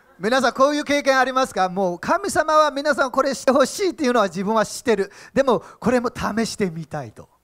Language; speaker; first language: Japanese; native; Japanese